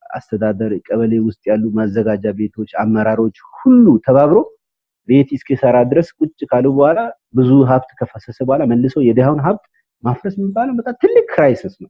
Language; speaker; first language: Amharic; non-native, local second language; Wolaytta